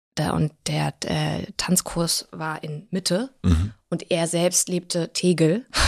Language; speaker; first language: German; early bilingual, other home language; Russian